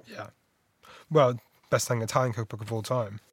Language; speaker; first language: English; native; English